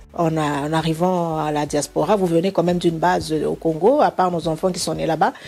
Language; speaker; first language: French; non-native, local second language; Bemba